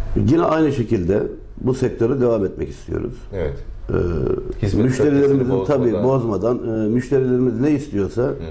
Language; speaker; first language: Turkish; native; Turkish